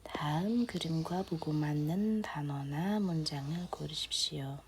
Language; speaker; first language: Korean; non-native, fluent; Indonesian